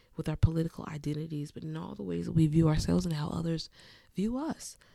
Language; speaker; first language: English; native; English